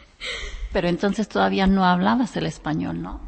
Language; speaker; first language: Spanish; non-native, fluent; Czech